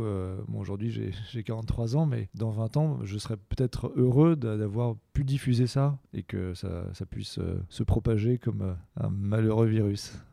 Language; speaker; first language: French; native; French